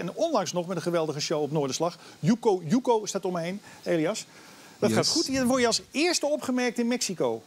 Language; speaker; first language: Dutch; native; Dutch